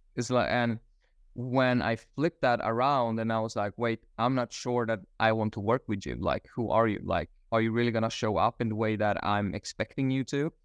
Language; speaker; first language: English; non-native, fluent; Swedish